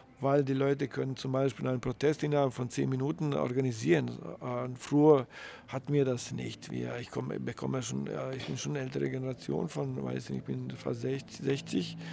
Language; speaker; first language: German; non-native, fluent; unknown